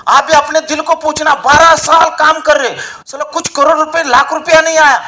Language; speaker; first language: Hindi; non-native, local second language; Marathi